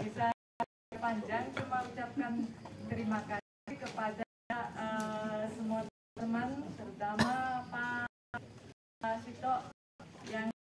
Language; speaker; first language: Indonesian; non-native, learner; Japanese